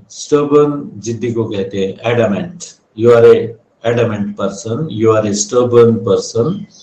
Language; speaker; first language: Hindi; native; Hindi